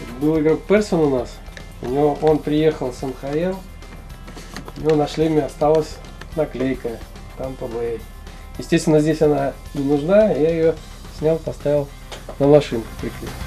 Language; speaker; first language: Russian; non-native, learner; Slovak